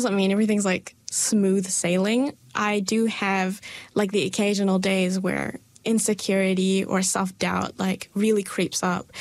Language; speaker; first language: English; non-native, local second language; Malay